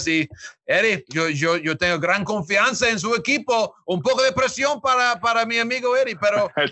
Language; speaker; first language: Spanish; non-native, learner; English